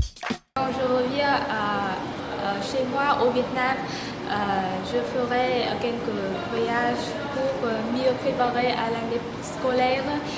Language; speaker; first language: French; non-native, learner; Vietnamese